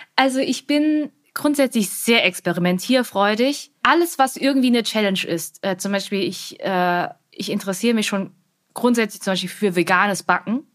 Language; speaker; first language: German; early bilingual, other home language; Vietnamese